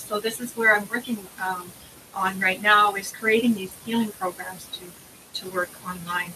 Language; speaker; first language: English; native; English